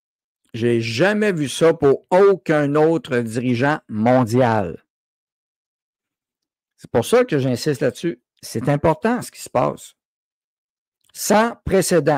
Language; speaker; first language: French; native; French